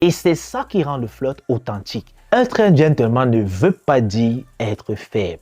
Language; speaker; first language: French; native; French